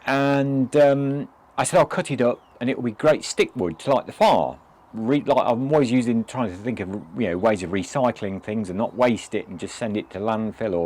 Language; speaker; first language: English; native; English